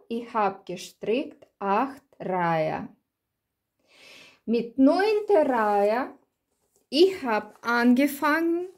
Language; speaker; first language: German; non-native, learner; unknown